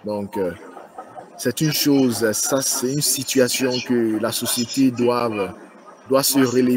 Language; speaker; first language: French; non-native, fluent; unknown